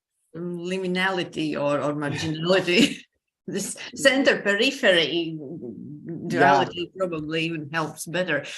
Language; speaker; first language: English; non-native, fluent; Latvian